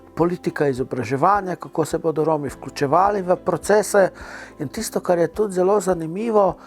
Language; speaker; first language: Slovenian; non-native, local second language; Romany